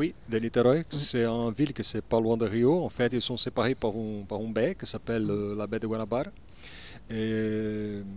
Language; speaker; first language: French; non-native, learner; Portuguese